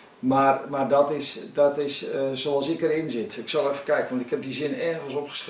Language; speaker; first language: Dutch; native; Dutch